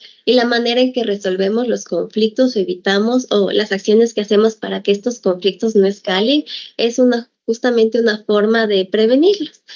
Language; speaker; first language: Spanish; native; Spanish